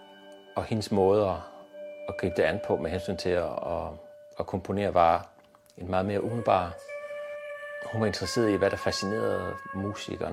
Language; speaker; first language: Danish; native; Danish